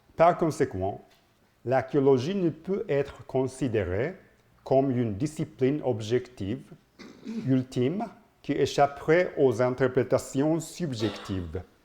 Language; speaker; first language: French; non-native, learner; Japanese